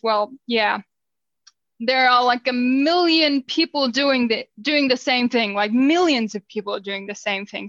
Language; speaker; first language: English; non-native, fluent; Finnish